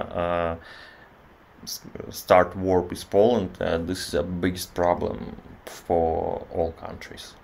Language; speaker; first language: English; non-native, learner; Russian